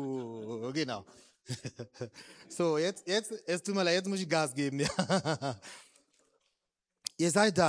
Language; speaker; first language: German; non-native, fluent; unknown